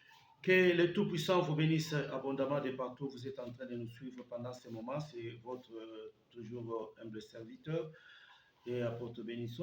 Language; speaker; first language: French; non-native, local second language; Lingala